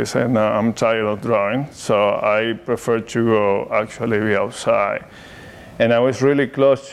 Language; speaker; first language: English; non-native, fluent; Spanish